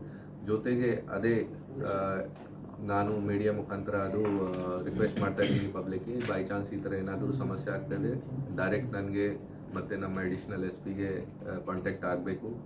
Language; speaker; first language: Kannada; non-native, local second language; Hindi